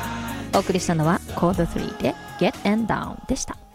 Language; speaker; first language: Japanese; native; Japanese